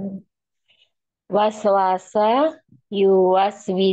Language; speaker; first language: Arabic; non-native, learner; Indonesian